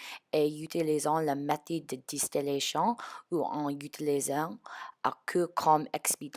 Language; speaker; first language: French; non-native, learner; English